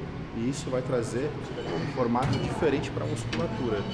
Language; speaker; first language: Portuguese; native; Portuguese